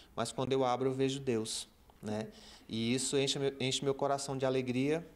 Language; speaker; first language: Portuguese; native; Portuguese